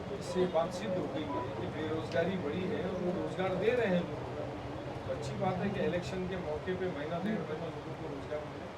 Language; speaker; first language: Hindi; non-native, local second language; Marathi